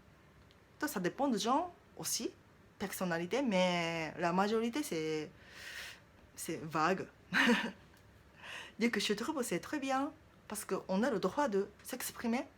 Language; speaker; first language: French; non-native, learner; Japanese